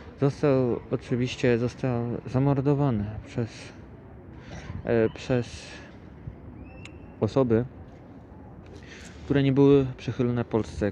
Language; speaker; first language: Polish; native; Polish